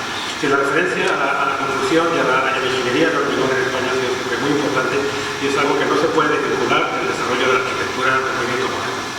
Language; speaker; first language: Spanish; native; Spanish